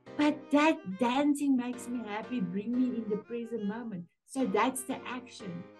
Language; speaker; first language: English; non-native, local second language; Afrikaans